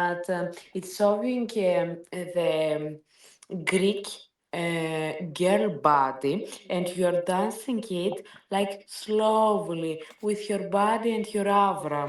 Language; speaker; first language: English; non-native, learner; Greek